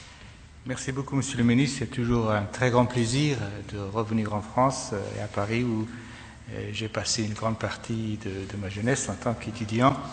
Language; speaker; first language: French; non-native, fluent; Persian